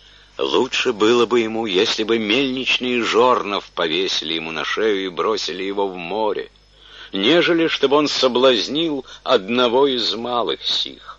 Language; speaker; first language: Russian; native; Russian